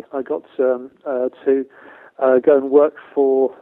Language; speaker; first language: English; native; English